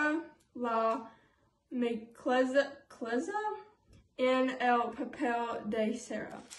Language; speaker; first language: Spanish; non-native, learner; English